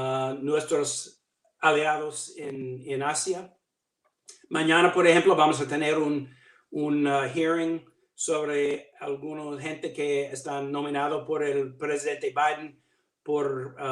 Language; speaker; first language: Spanish; non-native, learner; English